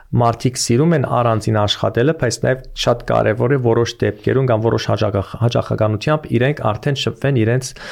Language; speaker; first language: Armenian; early bilingual, heritage; Armenian